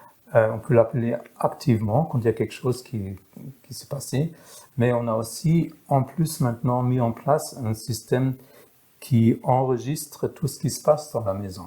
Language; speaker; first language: French; non-native, fluent; German